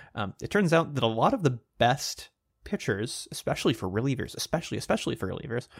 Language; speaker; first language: English; native; English